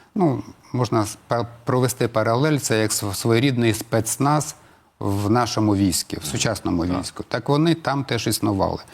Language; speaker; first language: Ukrainian; non-native, local second language; Russian